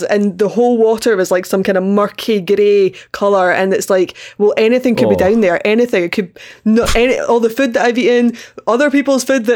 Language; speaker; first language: English; native; English